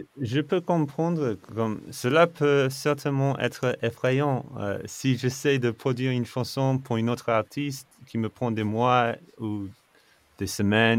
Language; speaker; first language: French; non-native, fluent; English